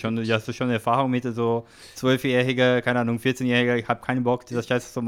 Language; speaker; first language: German; non-native, learner; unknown